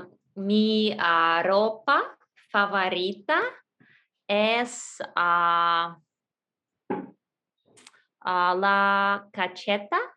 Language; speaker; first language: Spanish; non-native, learner; Russian